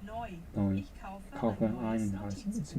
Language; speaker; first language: German; non-native, learner; Japanese